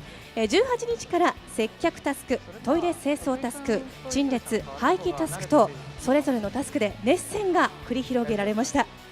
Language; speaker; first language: Japanese; native; Japanese